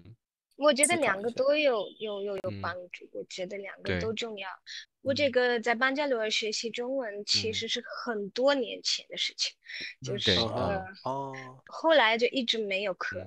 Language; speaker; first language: Chinese; non-native, local second language; Tamil